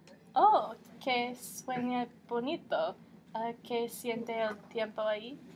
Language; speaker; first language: Spanish; non-native, learner; English